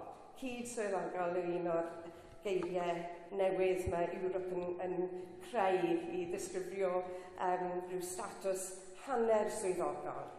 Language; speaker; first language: Welsh; non-native, local second language; English